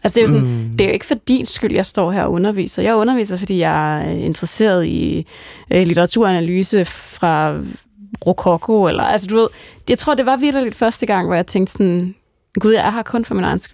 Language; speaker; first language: Danish; native; Danish